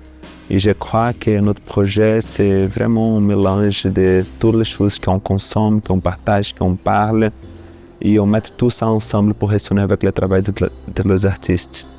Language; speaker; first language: French; non-native, fluent; Portuguese